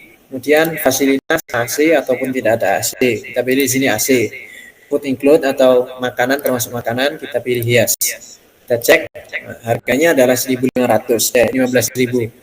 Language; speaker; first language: Indonesian; native; Indonesian